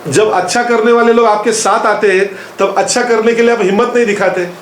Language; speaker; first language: Hindi; non-native, local second language; Marathi